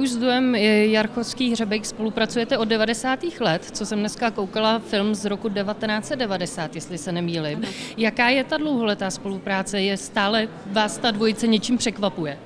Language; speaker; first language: Czech; native; Czech